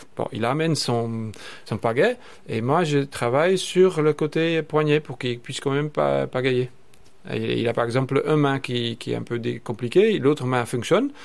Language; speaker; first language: French; non-native, fluent; Dutch